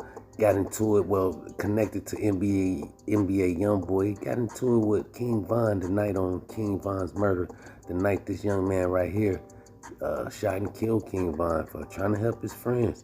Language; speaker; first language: English; native; English